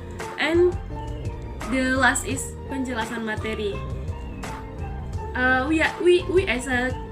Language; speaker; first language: English; non-native, learner; Indonesian